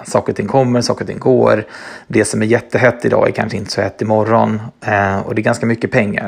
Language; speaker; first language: Swedish; native; Swedish